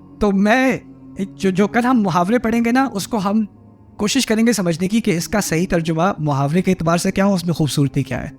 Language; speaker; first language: Urdu; early bilingual, heritage; Urdu